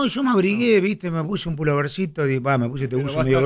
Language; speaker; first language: Spanish; native; Spanish